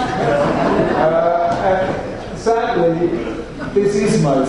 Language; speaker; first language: English; native; English